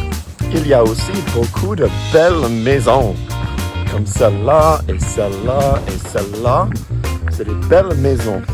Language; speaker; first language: French; non-native, fluent; English